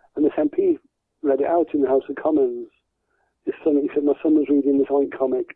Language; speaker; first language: English; native; English